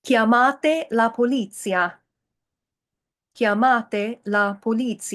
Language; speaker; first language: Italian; non-native, fluent; English